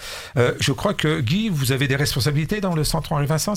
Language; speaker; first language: French; native; French